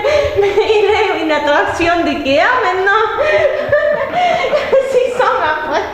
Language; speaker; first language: French; non-native, learner; Spanish